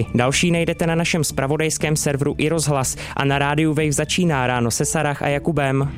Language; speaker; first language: Czech; native; Czech